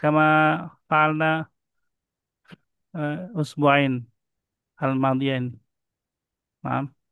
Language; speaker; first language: Arabic; non-native, fluent; Indonesian